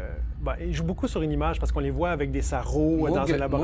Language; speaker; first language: French; native; French